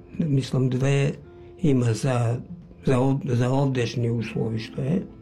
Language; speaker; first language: Macedonian; native; Macedonian